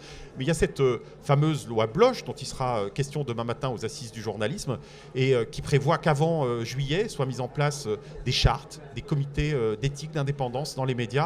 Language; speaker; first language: French; native; French